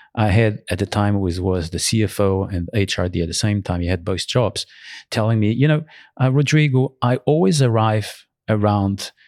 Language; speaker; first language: English; early bilingual, other home language; Portuguese